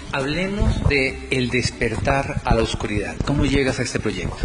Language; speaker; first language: Spanish; native; Spanish